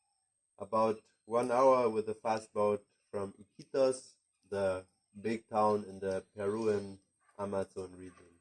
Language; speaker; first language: English; non-native, fluent; German